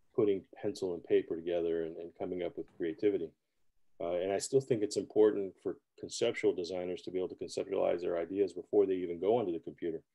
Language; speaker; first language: English; early bilingual, other home language; Spanish